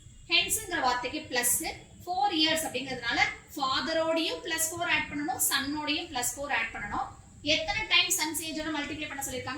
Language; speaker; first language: Tamil; native; Tamil